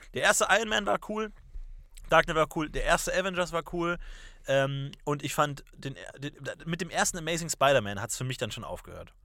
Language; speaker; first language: German; native; German